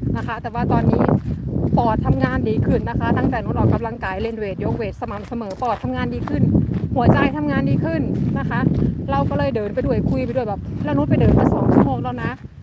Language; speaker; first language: Thai; native; Thai